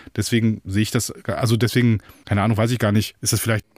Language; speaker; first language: German; native; German